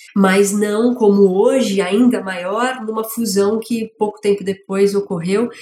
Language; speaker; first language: Portuguese; native; Portuguese